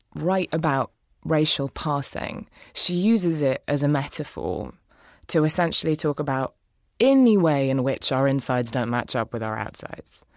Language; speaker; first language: English; native; English